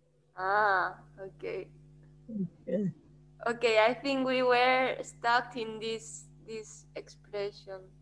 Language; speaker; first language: English; non-native, fluent; Spanish